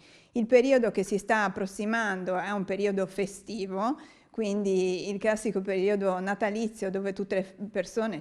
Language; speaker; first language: Italian; native; Italian